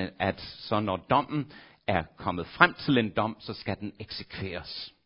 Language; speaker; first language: Danish; non-native, fluent; English